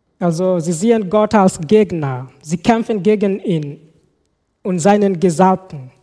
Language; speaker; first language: German; non-native, fluent; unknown